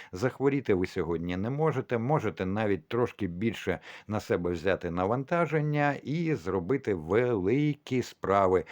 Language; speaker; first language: Ukrainian; non-native, local second language; Russian